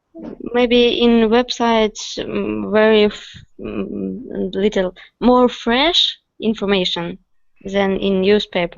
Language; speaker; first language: English; non-native, learner; Russian